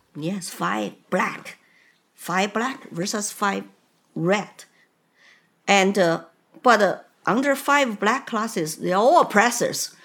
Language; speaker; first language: English; non-native, fluent; Chinese